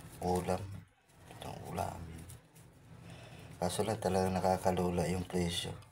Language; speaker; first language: Filipino; non-native, local second language; Bikol